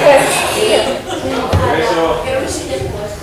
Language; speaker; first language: Spanish; native; Spanish